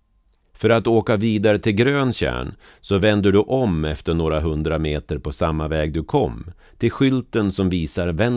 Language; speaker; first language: Swedish; native; Swedish